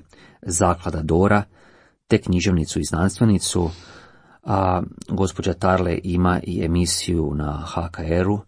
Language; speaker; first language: Croatian; native; Croatian